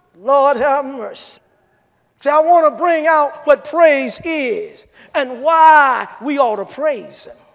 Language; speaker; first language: English; native; English